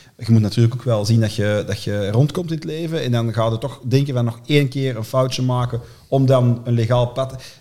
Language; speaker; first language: Dutch; native; Dutch